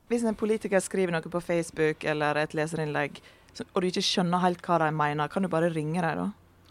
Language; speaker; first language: Norwegian; native; Norwegian